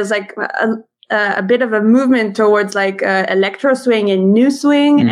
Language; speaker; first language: English; non-native, fluent; Hebrew